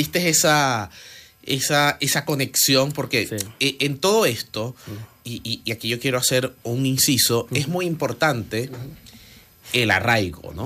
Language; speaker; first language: Spanish; native; Spanish